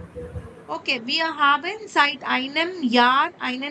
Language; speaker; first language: German; non-native, learner; Tamil